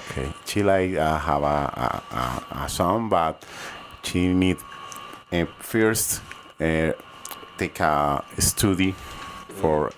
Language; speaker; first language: English; non-native, learner; Spanish